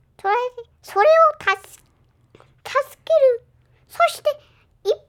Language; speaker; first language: Japanese; early bilingual, heritage; Japanese